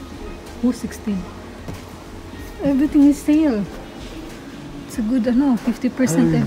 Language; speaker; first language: English; non-native, learner; Filipino